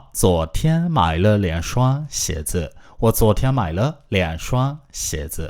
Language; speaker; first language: Chinese; non-native, fluent; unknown